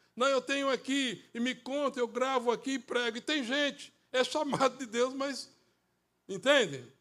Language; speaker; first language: Portuguese; native; Portuguese